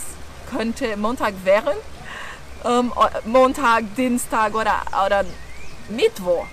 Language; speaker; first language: German; non-native, fluent; Portuguese